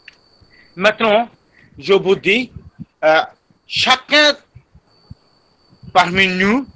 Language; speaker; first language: French; non-native, fluent; Bangla